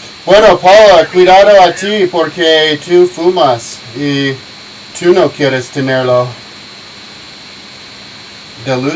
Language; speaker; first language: Spanish; non-native, learner; English